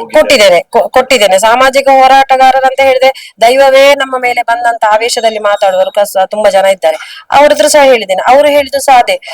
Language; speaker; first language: Kannada; non-native, local second language; Tulu